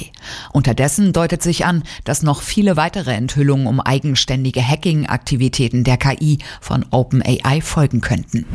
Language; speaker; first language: German; native; German